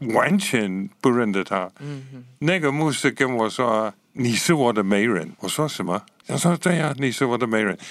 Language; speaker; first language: Chinese; non-native, fluent; English